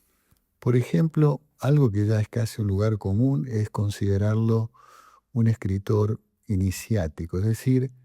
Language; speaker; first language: Spanish; native; Spanish